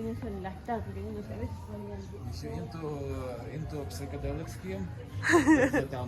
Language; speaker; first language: English; non-native, fluent; Russian